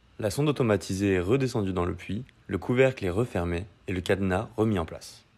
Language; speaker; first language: French; native; French